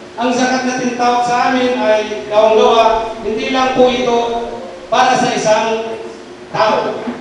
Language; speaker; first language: Filipino; non-native, local second language; Pangasinan